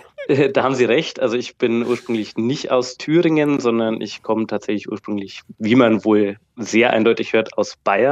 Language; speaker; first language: German; native; German